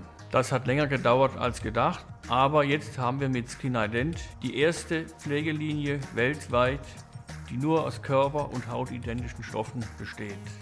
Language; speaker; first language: German; native; German